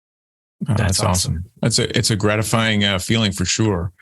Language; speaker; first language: English; native; English